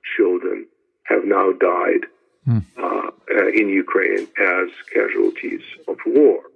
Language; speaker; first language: English; non-native, fluent; Ukrainian